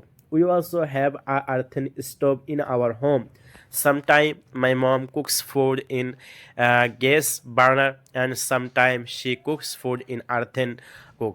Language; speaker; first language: English; non-native, learner; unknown